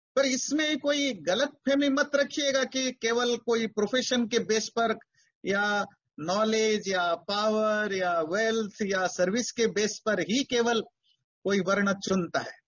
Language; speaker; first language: Hindi; native; Hindi